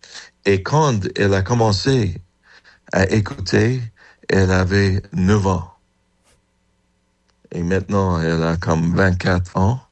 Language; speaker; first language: French; non-native, fluent; English